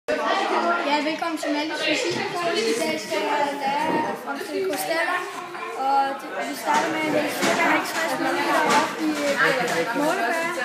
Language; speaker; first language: Danish; native; Danish